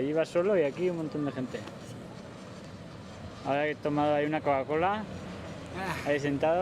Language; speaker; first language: Spanish; non-native, local second language; Basque